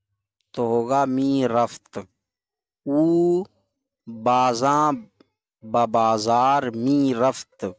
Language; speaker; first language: Persian; non-native, fluent; Urdu